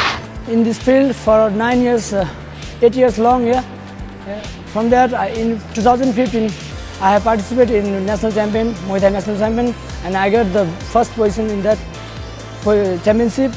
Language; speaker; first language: English; non-native, local second language; Nepali